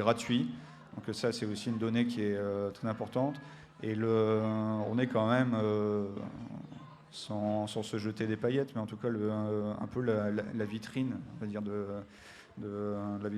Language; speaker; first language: French; native; French